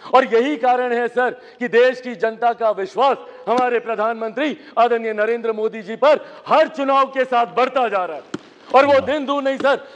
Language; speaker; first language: Hindi; native; Hindi